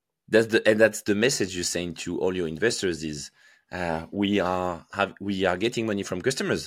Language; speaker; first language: English; non-native, fluent; French